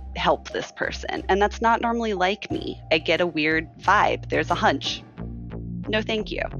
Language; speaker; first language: English; native; English